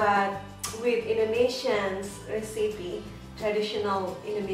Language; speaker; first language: English; non-native, learner; Indonesian